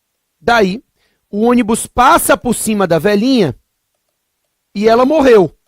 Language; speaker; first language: Portuguese; native; Portuguese